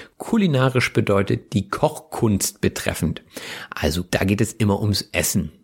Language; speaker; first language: German; native; German